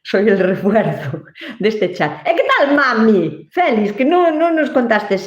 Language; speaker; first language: Spanish; non-native, local second language; Galician